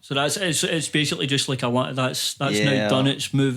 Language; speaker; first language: English; native; English